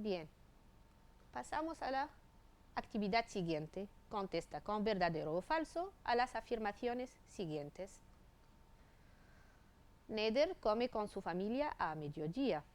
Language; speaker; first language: Spanish; non-native, fluent; Arabic